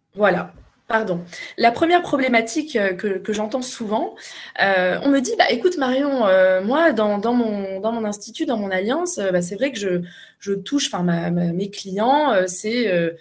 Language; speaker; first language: French; native; French